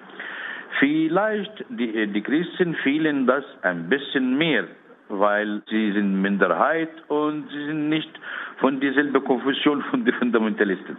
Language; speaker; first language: German; non-native, learner; Arabic